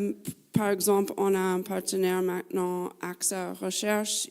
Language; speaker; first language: French; non-native, fluent; English